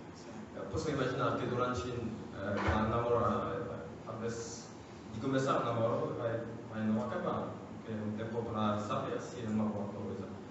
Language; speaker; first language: Portuguese; non-native, fluent; French